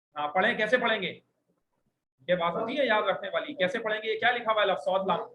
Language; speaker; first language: Urdu; native; Urdu